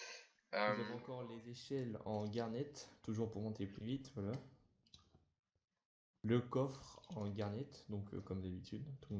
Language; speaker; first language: French; native; French